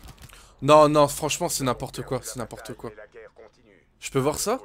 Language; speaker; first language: French; native; French